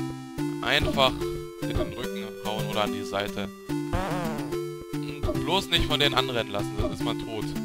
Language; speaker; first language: German; native; German